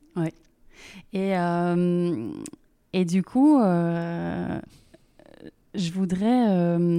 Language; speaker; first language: French; native; French